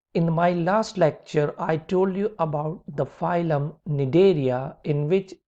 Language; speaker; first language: English; non-native, local second language; Hindi